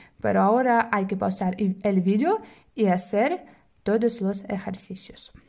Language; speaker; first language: Spanish; non-native, fluent; Russian